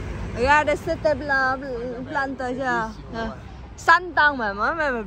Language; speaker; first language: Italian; non-native, learner; Vietnamese